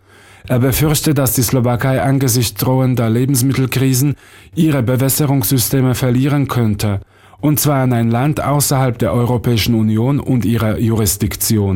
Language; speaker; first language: German; non-native, fluent; Slovak